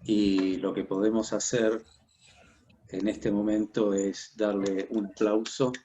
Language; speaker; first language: Spanish; native; Spanish